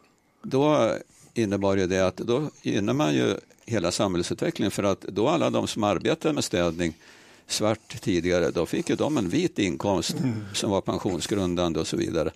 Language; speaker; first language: Swedish; native; Swedish